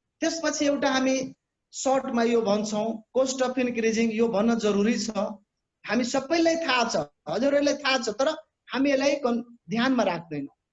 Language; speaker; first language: Nepali; non-native, local second language; Bhojpuri